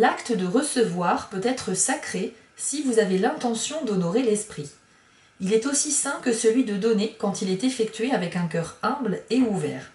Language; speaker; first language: French; native; French